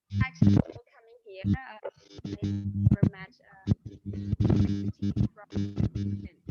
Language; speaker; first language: English; non-native, fluent; Indonesian